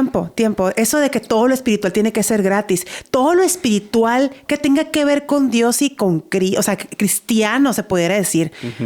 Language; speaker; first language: Spanish; native; Spanish